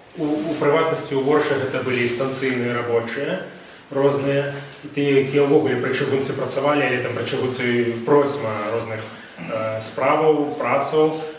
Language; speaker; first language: Belarusian; non-native, local second language; Russian